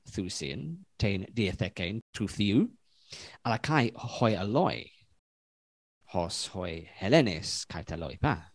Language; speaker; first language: Greek; non-native, fluent; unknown